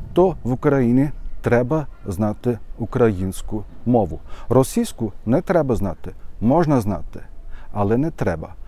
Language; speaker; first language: Ukrainian; non-native, fluent; German